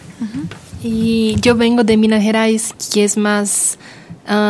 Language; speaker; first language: Spanish; non-native, learner; Portuguese